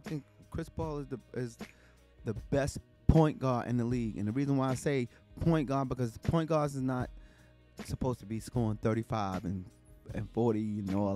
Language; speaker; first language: English; native; English